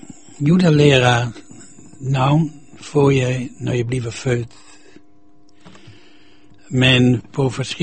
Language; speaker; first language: Danish; non-native, fluent; Dutch